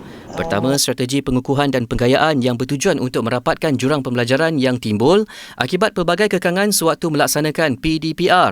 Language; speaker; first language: Malay; native; Malay